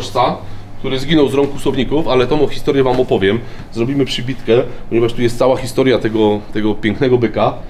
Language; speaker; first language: Polish; native; Polish